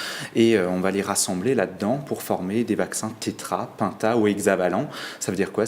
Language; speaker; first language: French; native; French